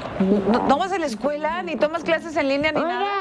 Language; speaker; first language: Spanish; native; Spanish